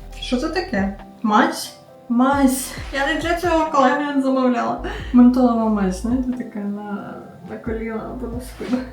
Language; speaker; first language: Ukrainian; native; Ukrainian